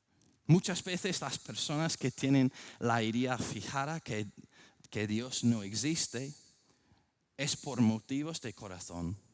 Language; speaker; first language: Spanish; non-native, fluent; English